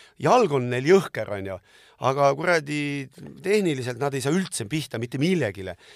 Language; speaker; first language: Estonian; native; Estonian